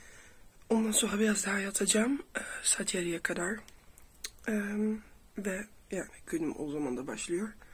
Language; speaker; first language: Turkish; early bilingual, heritage; Turkish